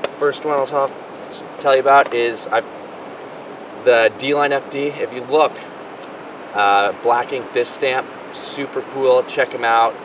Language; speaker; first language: English; native; English